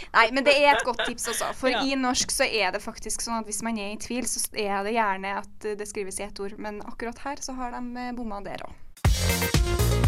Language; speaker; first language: Norwegian; native; Norwegian